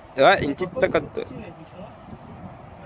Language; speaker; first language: French; native; French